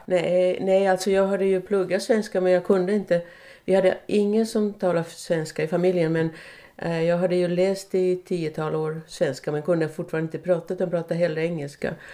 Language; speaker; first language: Swedish; non-native, local second language; Finnish